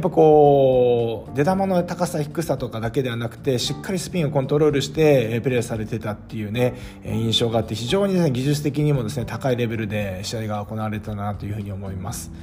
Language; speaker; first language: Japanese; native; Japanese